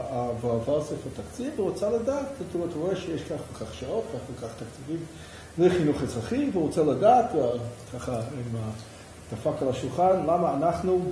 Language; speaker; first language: Hebrew; non-native, fluent; English